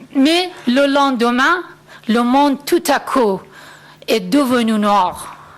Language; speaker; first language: French; non-native, fluent; Persian